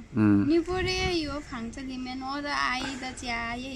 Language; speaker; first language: Chinese; non-native, learner; Nepali